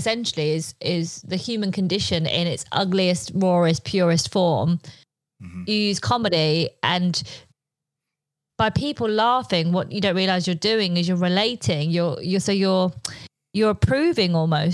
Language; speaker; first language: English; non-native, local second language; Polish